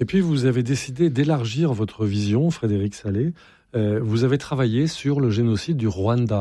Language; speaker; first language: French; native; French